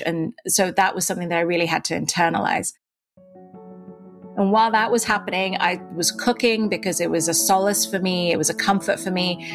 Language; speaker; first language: English; native; English